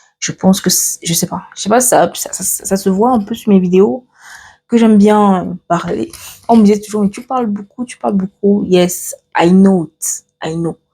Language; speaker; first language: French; early bilingual, other home language; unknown